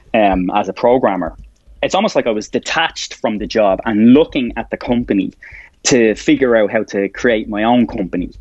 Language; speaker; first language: English; native; English